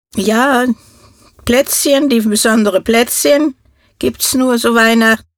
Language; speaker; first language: German; non-native, fluent; Norwegian